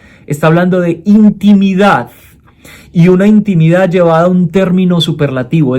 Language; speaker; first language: Spanish; native; Spanish